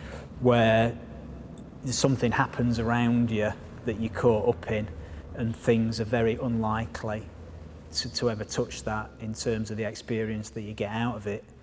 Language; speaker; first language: English; native; English